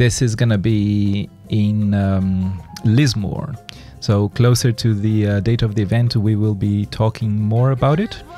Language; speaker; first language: English; non-native, fluent; Portuguese